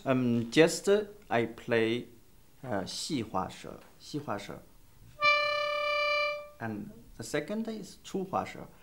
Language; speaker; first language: English; non-native, learner; Chinese